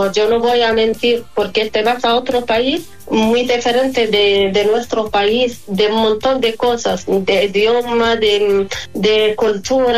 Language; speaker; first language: Spanish; non-native, fluent; Arabic